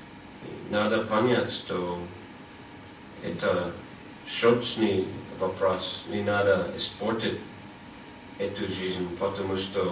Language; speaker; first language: Russian; non-native, fluent; English